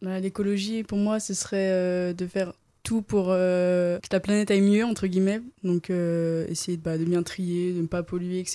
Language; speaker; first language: French; native; French